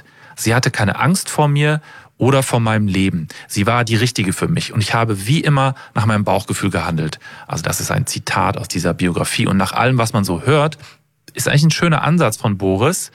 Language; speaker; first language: German; native; German